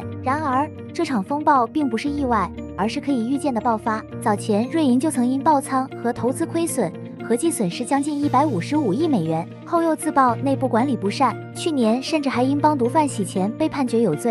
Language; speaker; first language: Chinese; native; Chinese